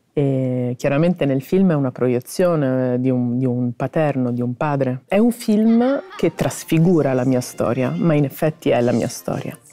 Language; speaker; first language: Italian; native; Italian